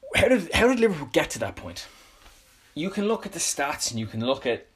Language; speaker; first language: English; native; English